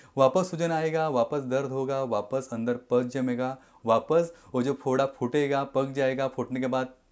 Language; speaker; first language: Hindi; non-native, local second language; Marathi